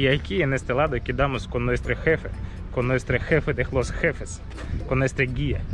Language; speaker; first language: Spanish; non-native, learner; Russian